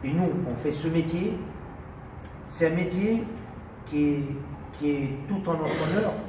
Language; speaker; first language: French; non-native, local second language; Arabic